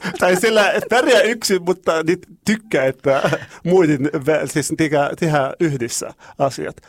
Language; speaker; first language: Finnish; non-native, fluent; Arabic